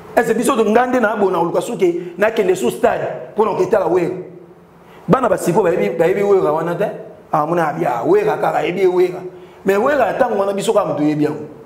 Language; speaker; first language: Lingala; native; Lingala